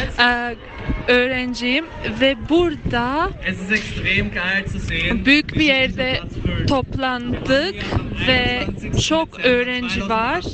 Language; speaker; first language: Turkish; early bilingual, heritage; Turkish